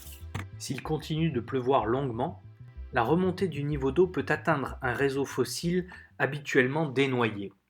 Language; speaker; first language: French; native; French